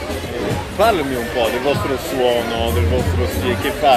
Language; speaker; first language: Italian; non-native, fluent; English